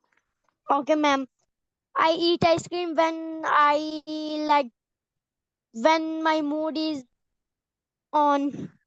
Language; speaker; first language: English; non-native, learner; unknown